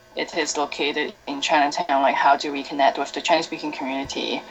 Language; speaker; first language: English; non-native, local second language; Cantonese